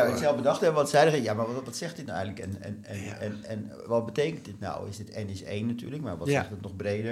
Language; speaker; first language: Dutch; native; Dutch